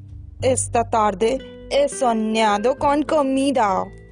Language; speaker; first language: Spanish; non-native, learner; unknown